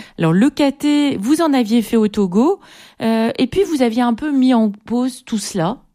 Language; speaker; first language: French; native; French